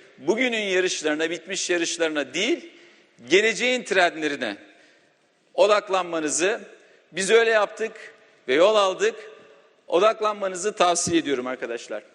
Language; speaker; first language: Turkish; native; Turkish